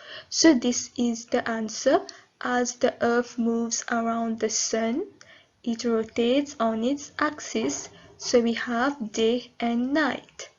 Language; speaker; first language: English; non-native, local second language; Morisyen